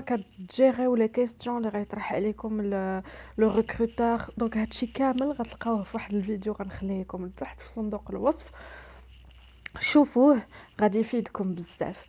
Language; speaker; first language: Arabic; native; Arabic